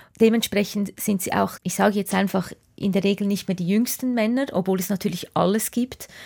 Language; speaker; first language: German; native; German